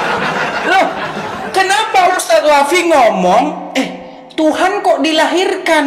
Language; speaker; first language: Indonesian; native; Indonesian